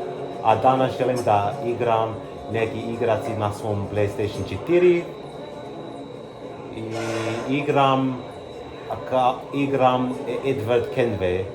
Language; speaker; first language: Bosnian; early bilingual, heritage; Bosnian